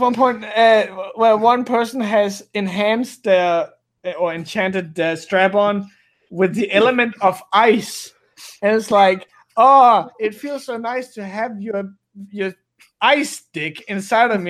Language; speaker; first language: English; non-native, fluent; Danish